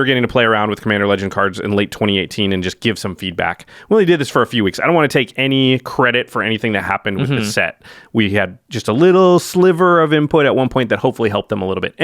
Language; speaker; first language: English; native; English